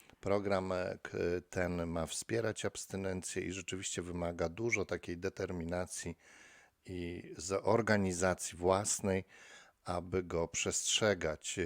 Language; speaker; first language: Polish; native; Polish